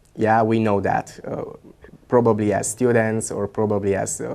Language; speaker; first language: English; non-native, fluent; Romanian